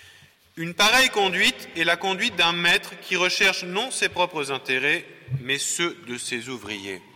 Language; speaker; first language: French; native; French